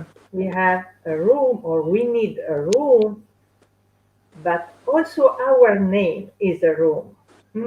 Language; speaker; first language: English; non-native, fluent; Italian